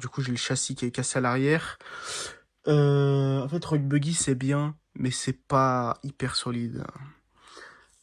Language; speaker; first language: French; native; French